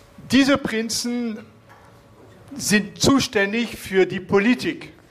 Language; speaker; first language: German; non-native, fluent; French